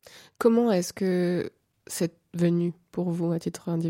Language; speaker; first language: French; native; French